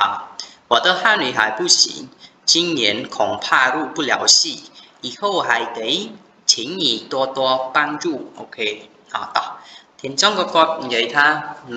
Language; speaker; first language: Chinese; non-native, fluent; Khmer